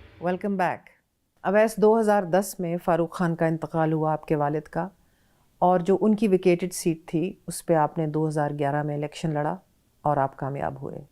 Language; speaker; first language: Urdu; native; Urdu